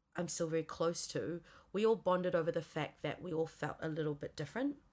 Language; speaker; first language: English; native; English